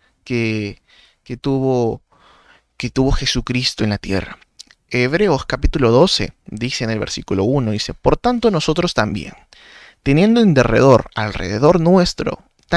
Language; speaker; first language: Spanish; native; Spanish